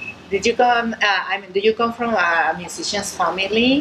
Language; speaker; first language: English; non-native, fluent; Spanish